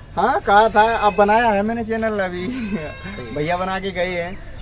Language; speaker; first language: Hindi; native; Hindi